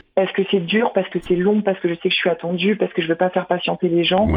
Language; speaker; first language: French; native; French